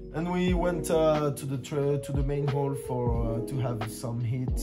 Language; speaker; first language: English; non-native, fluent; French